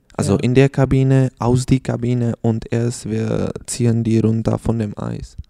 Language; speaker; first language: German; non-native, learner; Czech